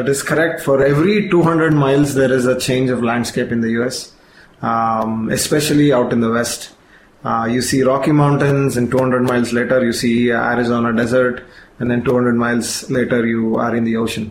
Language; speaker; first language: English; non-native, local second language; Kannada